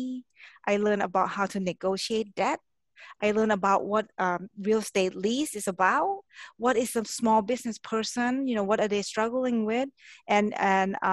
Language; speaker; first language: English; non-native, fluent; Thai